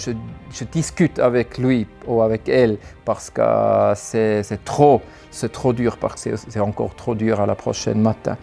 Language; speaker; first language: French; non-native, learner; German